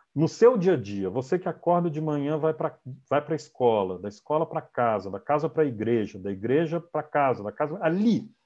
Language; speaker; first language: Portuguese; native; Portuguese